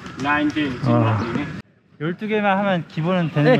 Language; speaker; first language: Korean; native; Korean